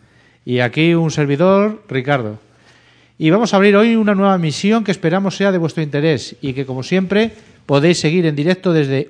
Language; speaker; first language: Spanish; native; Spanish